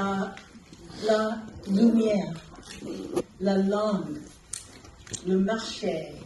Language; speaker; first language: French; non-native, fluent; English